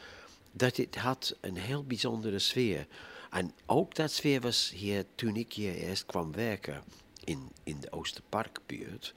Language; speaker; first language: Dutch; non-native, fluent; English